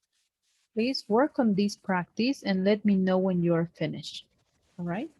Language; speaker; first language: English; non-native, fluent; Spanish